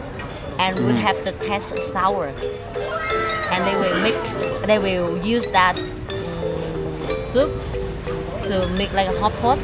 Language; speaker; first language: English; non-native, learner; Vietnamese